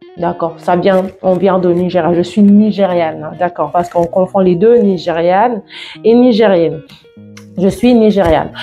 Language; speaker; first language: French; non-native, fluent; Yoruba